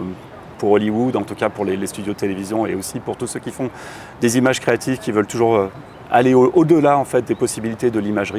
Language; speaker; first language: French; native; French